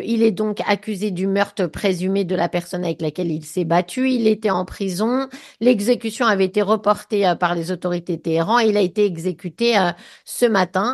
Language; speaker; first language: French; native; French